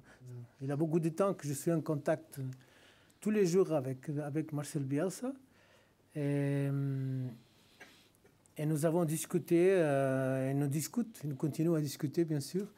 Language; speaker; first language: French; non-native, fluent; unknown